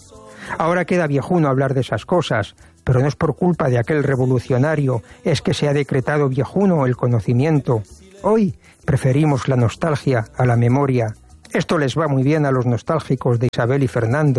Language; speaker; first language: Spanish; native; Spanish